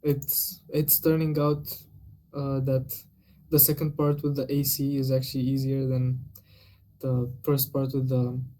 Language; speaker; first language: English; non-native, fluent; Romanian